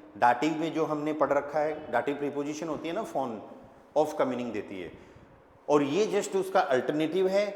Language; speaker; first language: Hindi; native; Hindi